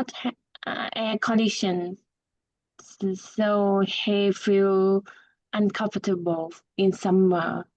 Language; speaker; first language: English; non-native, learner; Vietnamese